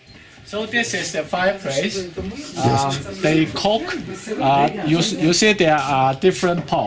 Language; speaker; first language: English; non-native, fluent; Chinese